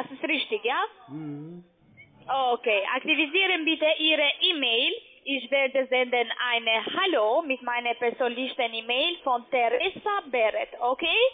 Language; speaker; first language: German; non-native, learner; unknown